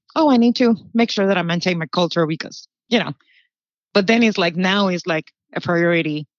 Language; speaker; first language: English; early bilingual, other home language; Spanish